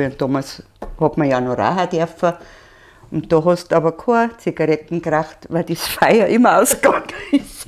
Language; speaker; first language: German; native; German